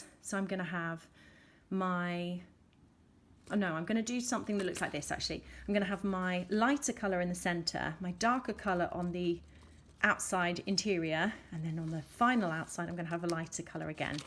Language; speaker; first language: English; native; English